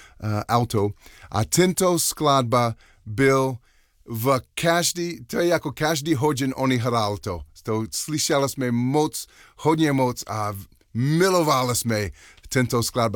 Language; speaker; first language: Czech; non-native, learner; English